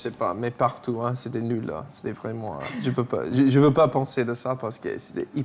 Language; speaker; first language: French; non-native, fluent; English